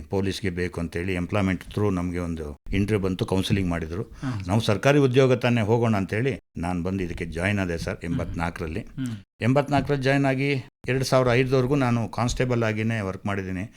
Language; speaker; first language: Kannada; native; Kannada